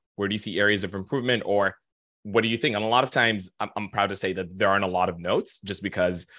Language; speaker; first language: English; non-native, fluent; Arabic